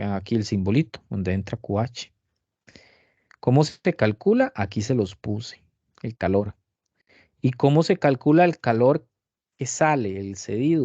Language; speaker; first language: Spanish; native; Spanish